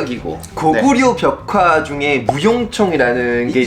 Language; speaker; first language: Korean; non-native, fluent; French